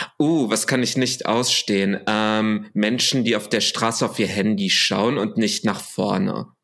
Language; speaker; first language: German; early bilingual, other home language; Arabic